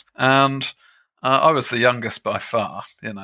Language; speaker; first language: English; native; English